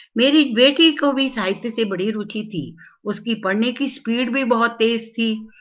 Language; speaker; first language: Hindi; non-native, local second language; Tamil